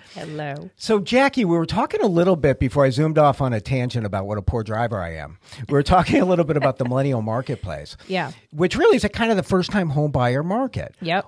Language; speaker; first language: English; native; English